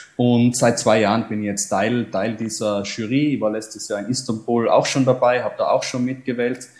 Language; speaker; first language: German; native; German